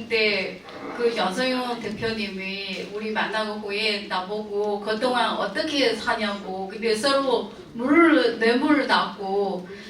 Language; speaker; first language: Korean; non-native, learner; Chinese